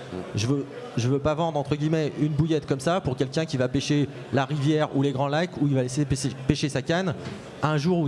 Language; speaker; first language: French; native; French